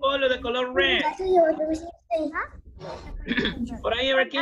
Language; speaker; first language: Spanish; native; Spanish